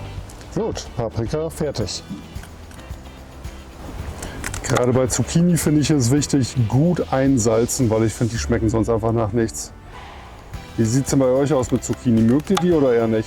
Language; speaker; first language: German; native; German